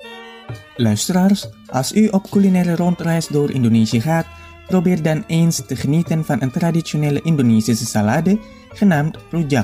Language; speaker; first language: Dutch; non-native, fluent; Indonesian